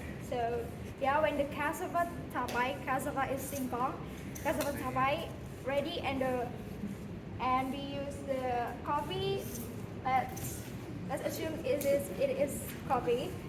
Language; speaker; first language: English; non-native, learner; Indonesian